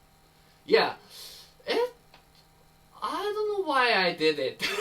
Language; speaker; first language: English; non-native, learner; Japanese